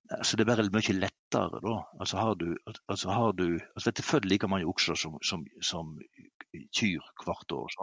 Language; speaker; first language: Norwegian; native; Norwegian